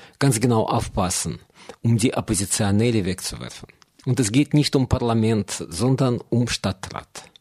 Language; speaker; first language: German; non-native, fluent; Russian